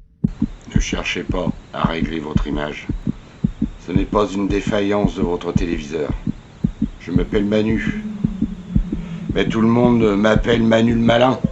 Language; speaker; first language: French; native; French